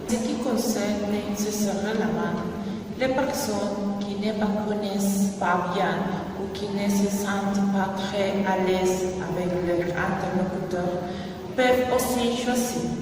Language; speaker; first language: French; non-native, learner; Spanish